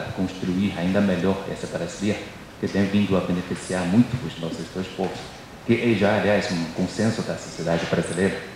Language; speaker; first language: Portuguese; non-native, fluent; Chinese